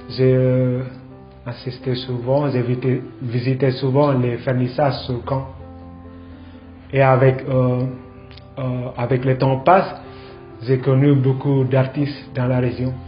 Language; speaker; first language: French; non-native, fluent; Indonesian